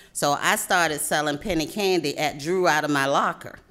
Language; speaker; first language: English; native; English